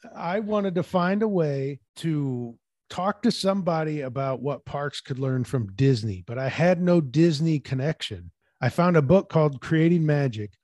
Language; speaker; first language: English; native; English